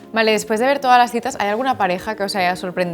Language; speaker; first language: Spanish; native; Spanish